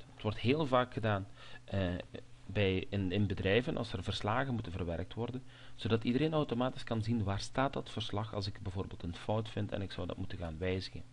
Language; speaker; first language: Dutch; native; Dutch